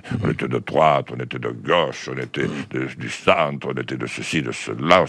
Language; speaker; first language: French; native; French